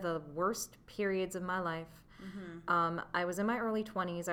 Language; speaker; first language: English; native; English